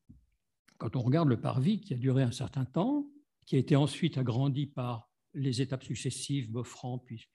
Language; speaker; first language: French; native; French